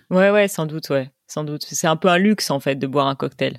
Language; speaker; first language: French; native; French